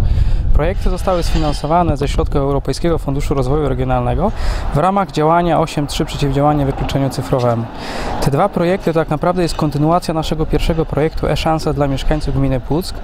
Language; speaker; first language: Polish; native; Polish